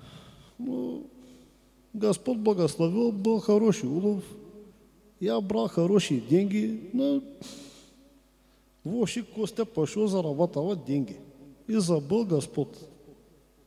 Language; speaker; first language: Russian; non-native, learner; Bulgarian